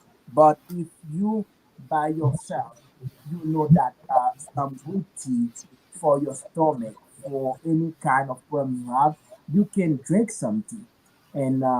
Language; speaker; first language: English; non-native, learner; Haitian Creole